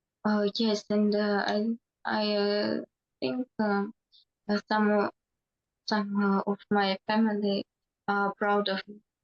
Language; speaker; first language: English; non-native, learner; Russian